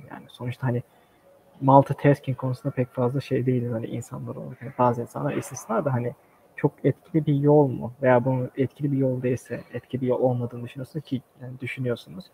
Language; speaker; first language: Turkish; native; Turkish